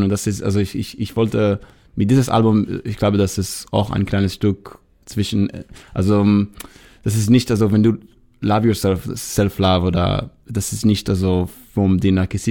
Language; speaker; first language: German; non-native, learner; Hebrew